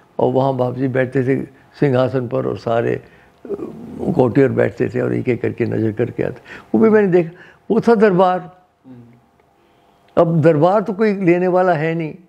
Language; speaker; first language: Hindi; non-native, local second language; Dogri